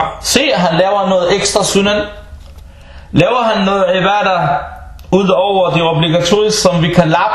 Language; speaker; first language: Danish; early bilingual, other home language; Arabic